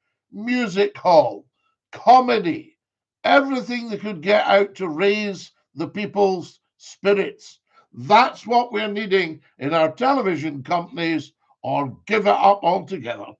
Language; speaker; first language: English; native; English